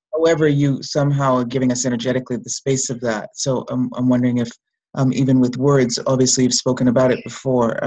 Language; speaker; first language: English; native; English